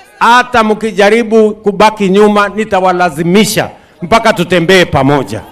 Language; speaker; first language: Swahili; non-native, local second language; Kalenjin